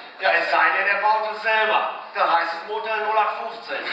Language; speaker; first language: German; native; German